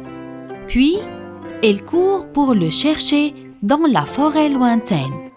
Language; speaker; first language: French; non-native, fluent; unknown